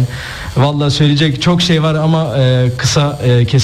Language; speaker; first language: Turkish; early bilingual, heritage; Turkish